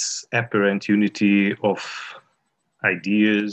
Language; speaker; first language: English; non-native, fluent; Portuguese